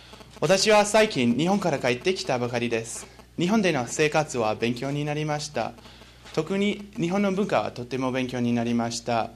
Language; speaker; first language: Japanese; non-native, learner; English